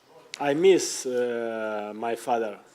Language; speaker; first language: English; non-native, learner; Ukrainian